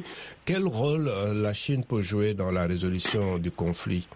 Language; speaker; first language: French; native; French